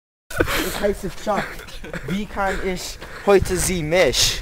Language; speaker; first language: German; non-native, learner; English